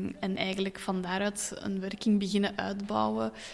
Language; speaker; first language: Dutch; native; Dutch